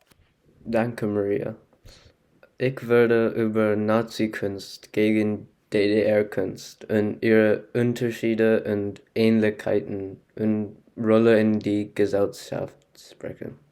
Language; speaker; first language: German; non-native, learner; English